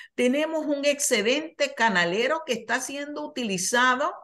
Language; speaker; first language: Spanish; native; Spanish